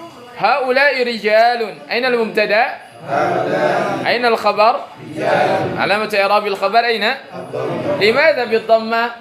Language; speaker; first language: Arabic; non-native, fluent; Indonesian